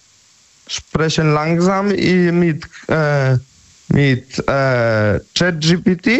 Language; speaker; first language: German; non-native, learner; Polish